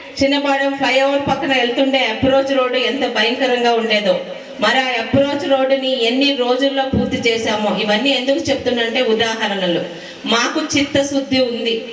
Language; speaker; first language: Telugu; native; Telugu